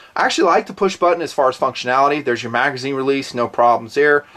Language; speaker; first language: English; native; English